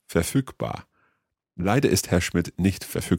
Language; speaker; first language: German; non-native, learner; English